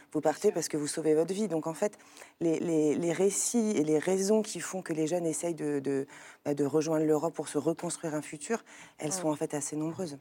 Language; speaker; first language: French; native; French